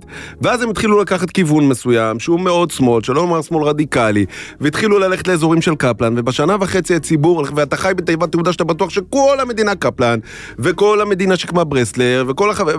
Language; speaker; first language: Hebrew; native; Hebrew